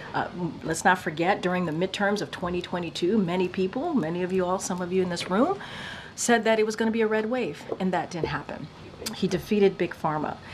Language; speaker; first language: English; native; English